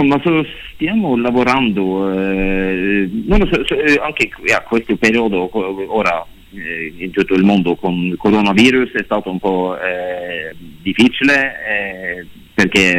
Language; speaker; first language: Italian; non-native, learner; Norwegian